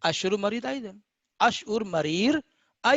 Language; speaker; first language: Arabic; non-native, fluent; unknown